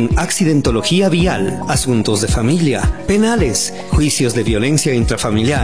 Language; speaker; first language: Spanish; native; Spanish